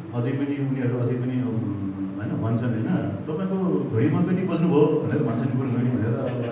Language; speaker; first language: Nepali; non-native, local second language; Gurung